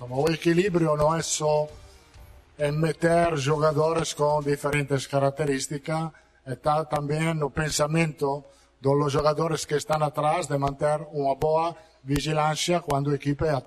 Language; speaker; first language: Portuguese; non-native, learner; Italian